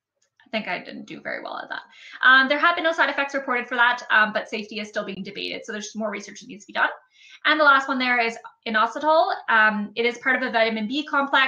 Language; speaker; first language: English; native; English